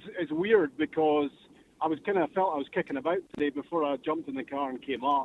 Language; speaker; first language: English; native; English